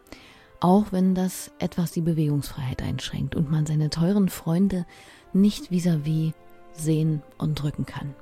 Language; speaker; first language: German; native; German